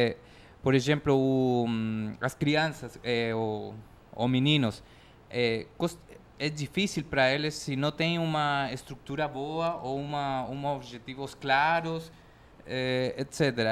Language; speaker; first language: Portuguese; non-native, fluent; Spanish